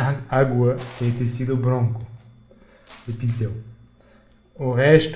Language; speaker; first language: Portuguese; non-native, fluent; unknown